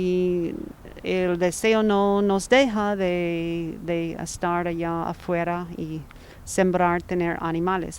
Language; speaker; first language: Spanish; non-native, fluent; English